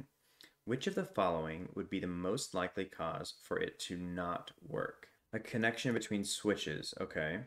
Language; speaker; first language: English; native; English